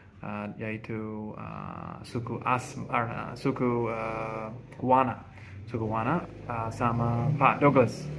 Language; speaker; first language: Indonesian; non-native, fluent; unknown